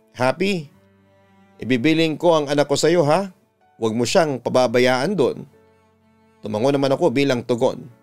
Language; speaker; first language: Filipino; native; Filipino